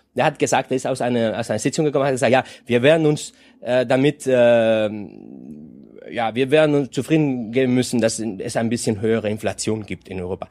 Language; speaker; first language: German; non-native, fluent; Spanish